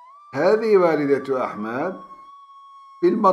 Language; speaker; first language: Arabic; non-native, fluent; Turkish